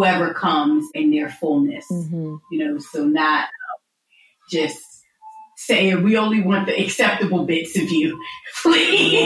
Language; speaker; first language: English; native; English